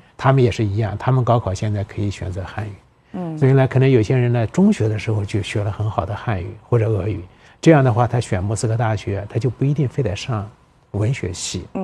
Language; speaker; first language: Chinese; native; Chinese